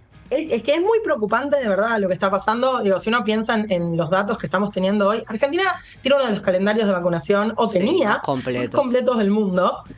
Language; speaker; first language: Spanish; native; Spanish